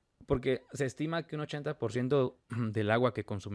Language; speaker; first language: Spanish; native; Spanish